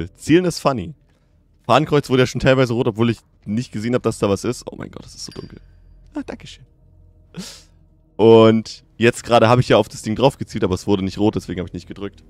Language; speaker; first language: German; native; German